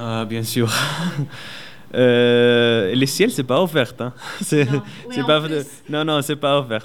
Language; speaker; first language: French; non-native, learner; Arabic